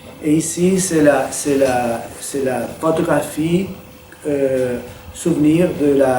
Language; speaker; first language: French; non-native, fluent; Spanish